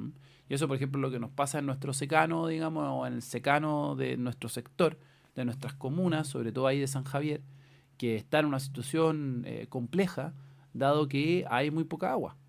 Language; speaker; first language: Spanish; native; Spanish